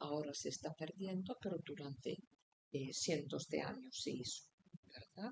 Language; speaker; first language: Spanish; non-native, fluent; Icelandic